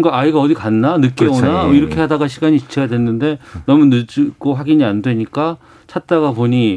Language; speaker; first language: Korean; native; Korean